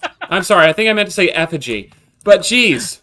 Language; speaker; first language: English; native; English